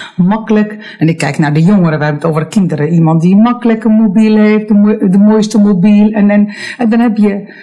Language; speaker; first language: Dutch; non-native, fluent; Arabic